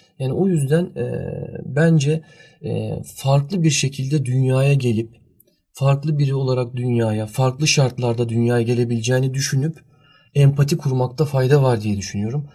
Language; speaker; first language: Turkish; early bilingual, heritage; Turkish